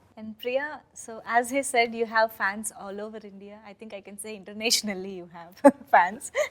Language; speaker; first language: English; non-native, local second language; Telugu